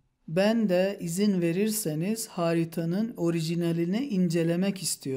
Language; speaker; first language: Turkish; non-native, fluent; Persian